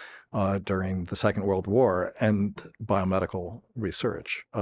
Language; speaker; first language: English; native; English